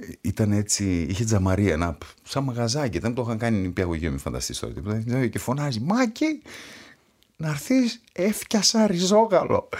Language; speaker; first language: Greek; native; Greek